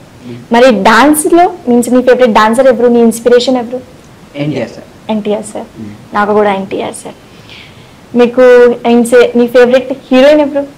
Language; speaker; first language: Telugu; non-native, local second language; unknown